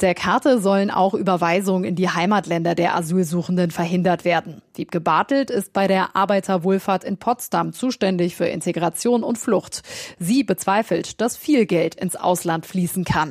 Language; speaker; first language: German; native; German